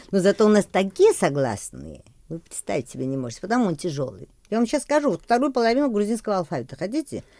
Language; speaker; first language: Russian; non-native, local second language; Georgian